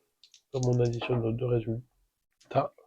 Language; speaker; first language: French; native; French